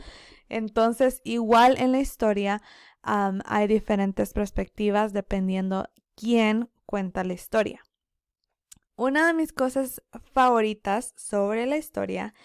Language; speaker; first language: Spanish; early bilingual, other home language; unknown